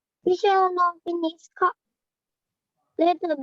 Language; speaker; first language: English; non-native, learner; Thai